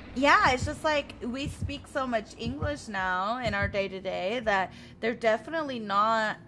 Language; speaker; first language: English; early bilingual, other home language; Spanish